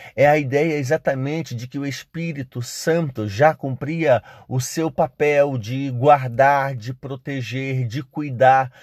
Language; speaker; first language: Portuguese; native; Portuguese